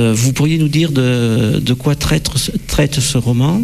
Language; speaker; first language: French; native; French